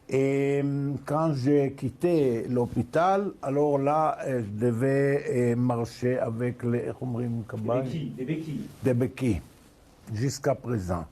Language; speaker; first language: French; non-native, fluent; Hebrew